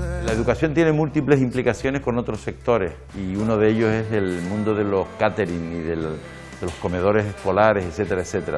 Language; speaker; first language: Spanish; native; Spanish